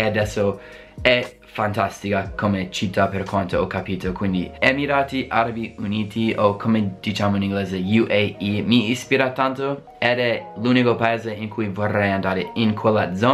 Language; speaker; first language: Italian; non-native, fluent; English